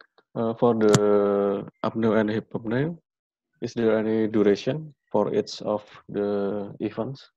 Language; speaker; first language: English; non-native, learner; Indonesian